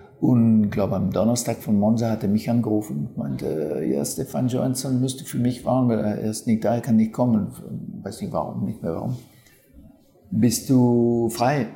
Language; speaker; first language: German; non-native, fluent; French